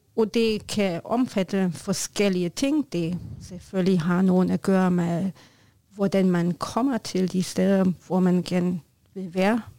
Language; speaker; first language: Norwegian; non-native, learner; German